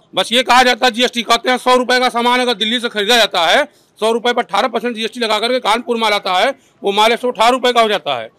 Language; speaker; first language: Hindi; native; Hindi